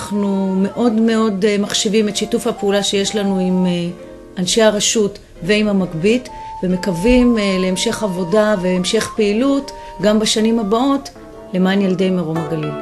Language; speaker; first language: Hebrew; native; Hebrew